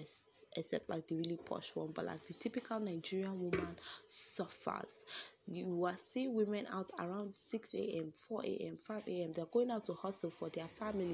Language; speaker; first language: English; non-native, local second language; Yoruba